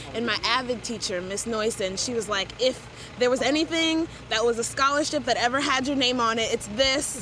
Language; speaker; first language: English; native; English